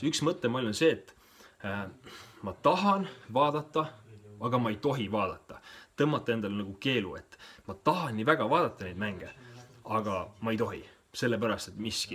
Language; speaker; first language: Estonian; native; Estonian